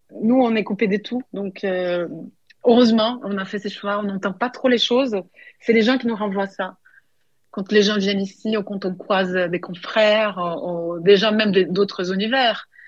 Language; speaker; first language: French; non-native, fluent; Portuguese